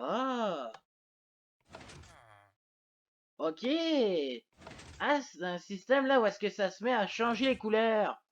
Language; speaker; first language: French; native; French